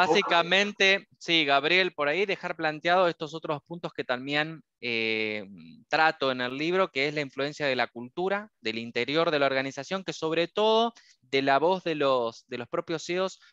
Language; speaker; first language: Spanish; native; Spanish